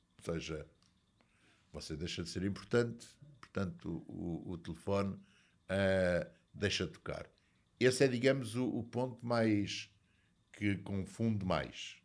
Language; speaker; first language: Portuguese; native; Portuguese